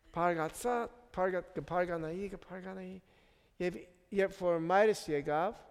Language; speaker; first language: Armenian; early bilingual, heritage; Armenian